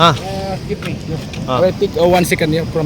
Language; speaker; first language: English; non-native, learner; Sundanese